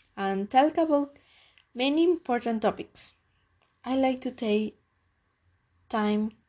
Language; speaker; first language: English; non-native, learner; Spanish